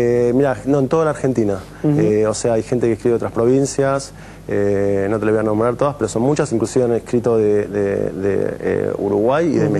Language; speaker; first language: Spanish; native; Spanish